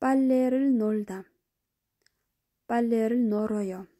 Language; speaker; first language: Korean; non-native, fluent; Kyrgyz